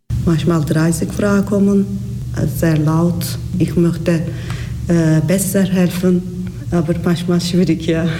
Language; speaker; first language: German; non-native, learner; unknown